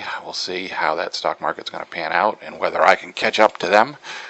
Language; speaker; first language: English; native; English